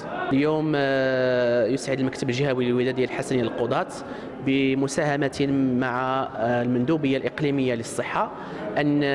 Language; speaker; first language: Arabic; native; Arabic